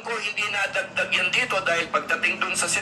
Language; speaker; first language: Filipino; native; Filipino